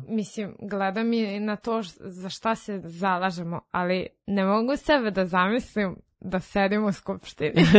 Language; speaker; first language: Serbian; non-native, local second language; Rusyn